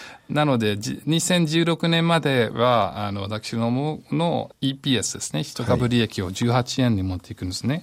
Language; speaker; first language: Japanese; non-native, fluent; English